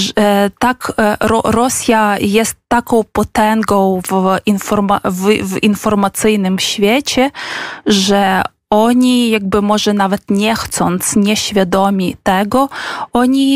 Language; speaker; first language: Polish; non-native, fluent; Ukrainian